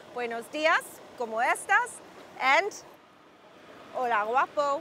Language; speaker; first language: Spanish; non-native, learner; English